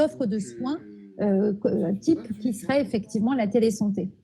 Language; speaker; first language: French; native; French